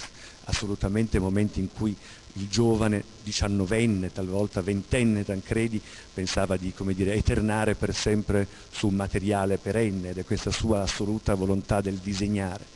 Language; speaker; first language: Italian; native; Italian